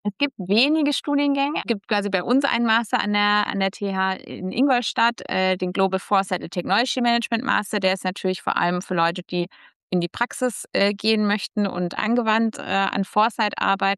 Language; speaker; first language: German; native; German